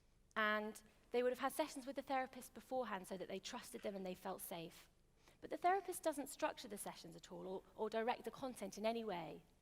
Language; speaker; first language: English; native; English